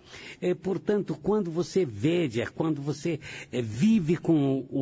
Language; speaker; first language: Portuguese; non-native, fluent; Arabic